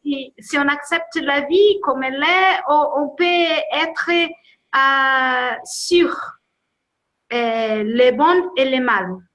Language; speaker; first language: French; non-native, fluent; Portuguese